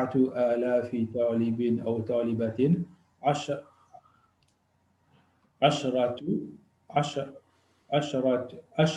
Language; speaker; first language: Arabic; non-native, learner; English